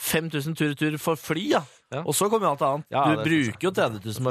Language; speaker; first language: Norwegian; native; Norwegian